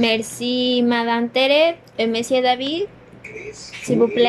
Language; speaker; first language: French; non-native, learner; Spanish